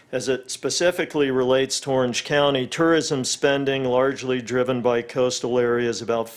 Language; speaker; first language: English; native; English